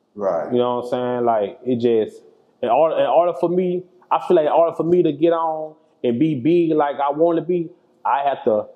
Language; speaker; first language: English; native; English